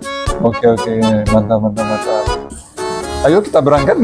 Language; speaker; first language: Indonesian; non-native, learner; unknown